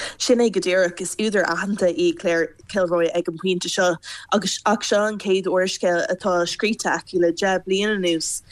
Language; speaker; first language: Irish; non-native, local second language; English